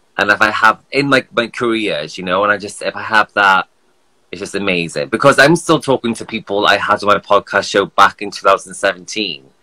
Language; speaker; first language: English; native; English